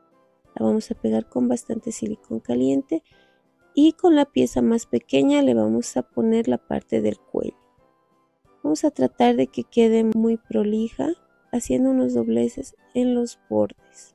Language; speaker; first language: Spanish; native; Spanish